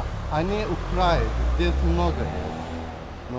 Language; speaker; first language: Russian; non-native, learner; Azerbaijani